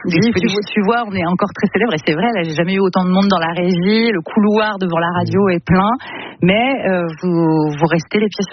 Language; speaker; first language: French; native; French